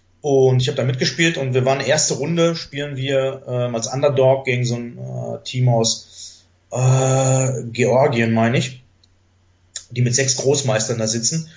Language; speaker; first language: German; native; German